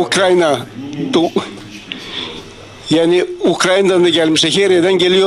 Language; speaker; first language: Turkish; non-native, fluent; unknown